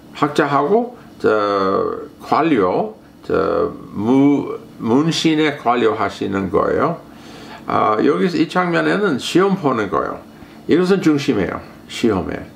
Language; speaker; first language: Korean; non-native, fluent; English